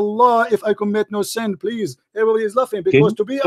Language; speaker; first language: English; non-native, fluent; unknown